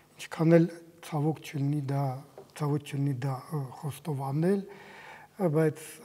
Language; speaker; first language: Armenian; native; Armenian